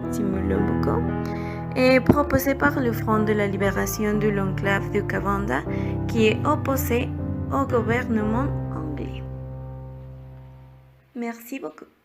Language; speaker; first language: French; non-native, learner; Portuguese